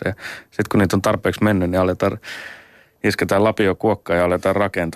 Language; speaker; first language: Finnish; native; Finnish